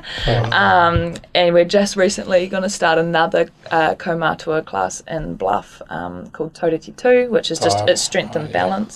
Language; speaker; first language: English; native; English